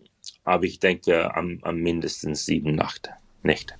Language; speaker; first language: German; non-native, learner; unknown